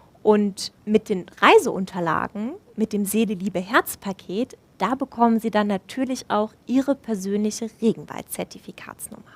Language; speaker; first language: German; native; German